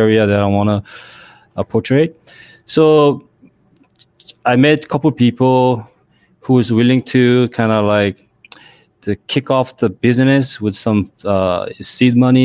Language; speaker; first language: English; non-native, fluent; Korean